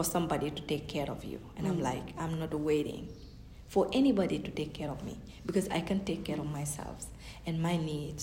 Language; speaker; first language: English; non-native, fluent; Fula